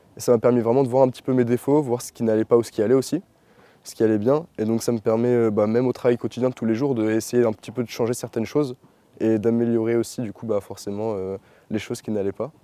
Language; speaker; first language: French; native; French